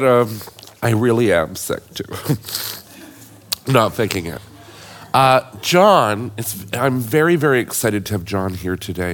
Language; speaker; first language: English; native; English